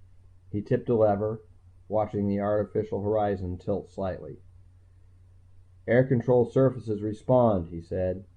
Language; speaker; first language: English; native; English